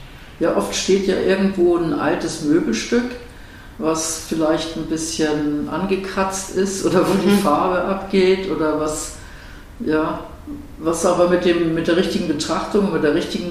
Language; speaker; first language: German; native; German